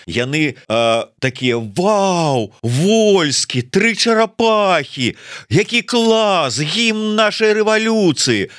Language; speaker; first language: Belarusian; native; Belarusian